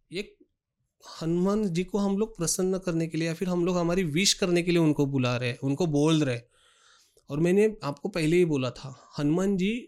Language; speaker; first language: Hindi; non-native, local second language; Marathi